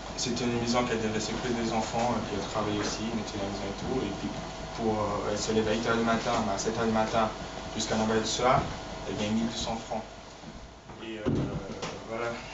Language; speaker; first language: French; non-native, fluent; Portuguese